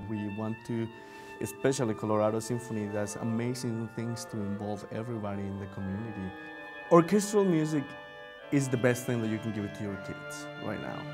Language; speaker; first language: English; non-native, fluent; Spanish